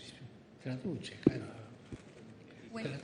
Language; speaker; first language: Italian; non-native, fluent; Spanish